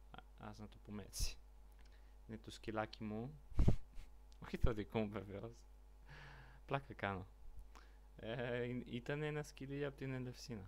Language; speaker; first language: Greek; non-native, learner; Bulgarian